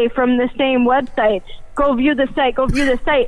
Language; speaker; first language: English; native; English